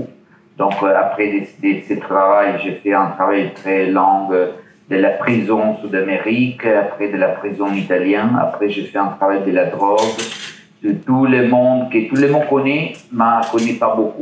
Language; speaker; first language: French; non-native, learner; Italian